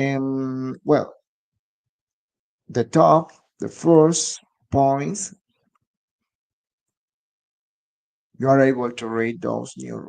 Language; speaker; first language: English; non-native, learner; Spanish